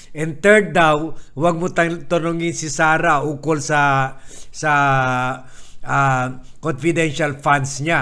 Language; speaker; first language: Filipino; native; Filipino